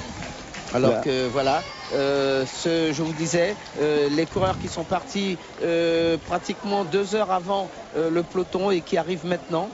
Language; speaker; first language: French; native; French